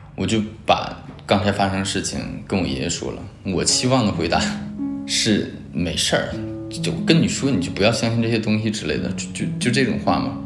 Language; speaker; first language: Chinese; native; Chinese